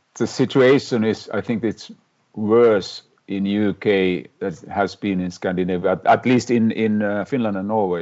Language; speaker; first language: English; non-native, fluent; Finnish